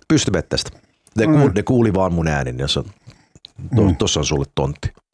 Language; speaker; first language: Finnish; early bilingual, heritage; Finnish